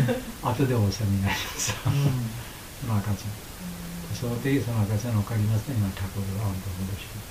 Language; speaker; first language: Japanese; non-native, learner; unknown